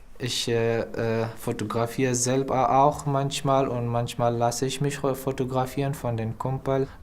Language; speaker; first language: German; non-native, fluent; Pashto